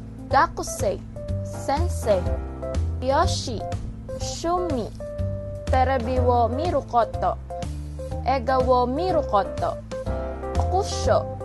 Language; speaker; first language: Japanese; non-native, learner; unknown